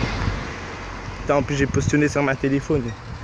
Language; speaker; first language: French; native; French